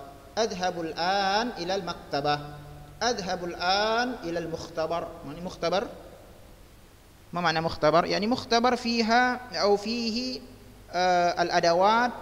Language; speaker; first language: Arabic; non-native, fluent; Indonesian